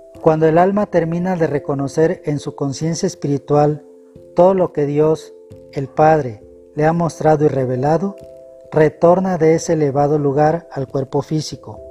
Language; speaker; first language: Spanish; native; Spanish